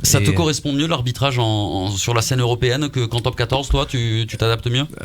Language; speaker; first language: French; native; French